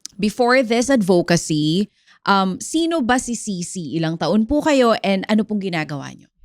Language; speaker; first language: Filipino; native; Filipino